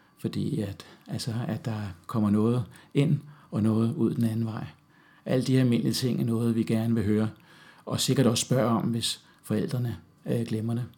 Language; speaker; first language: Danish; native; Danish